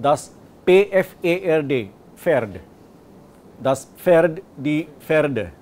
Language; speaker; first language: German; non-native, fluent; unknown